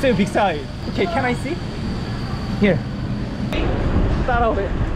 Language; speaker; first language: English; non-native, learner; Korean